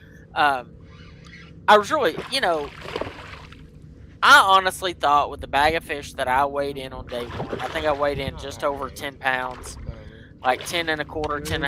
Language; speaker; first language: English; native; English